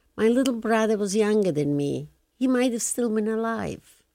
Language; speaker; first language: English; non-native, fluent; Polish